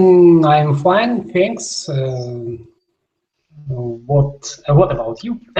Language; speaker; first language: English; non-native, learner; Russian